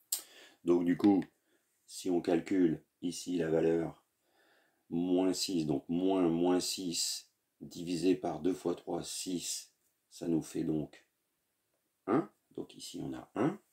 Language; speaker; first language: French; native; French